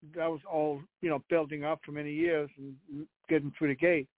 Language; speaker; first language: English; non-native, fluent; Danish